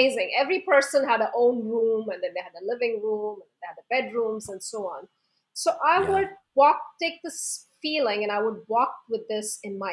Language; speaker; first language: English; non-native, local second language; Hindi